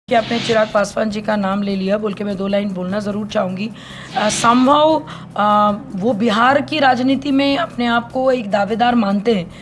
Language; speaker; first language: Hindi; non-native, local second language; Bangla